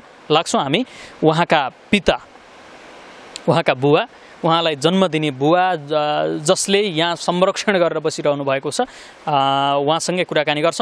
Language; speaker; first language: Nepali; native; Nepali